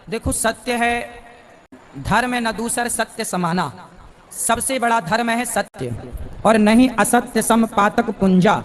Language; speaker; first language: Hindi; native; Hindi